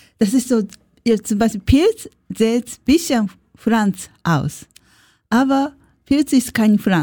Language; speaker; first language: German; non-native, learner; Japanese